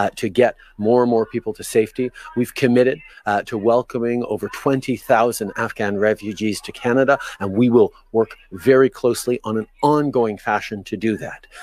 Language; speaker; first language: English; native; English